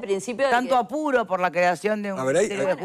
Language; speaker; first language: Spanish; native; Spanish